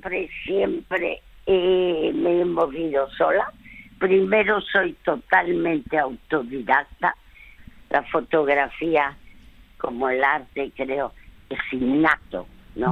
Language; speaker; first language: Spanish; early bilingual, other home language; French